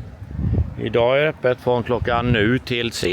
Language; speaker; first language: Swedish; native; Swedish